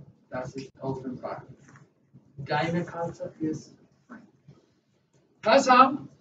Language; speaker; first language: German; non-native, learner; English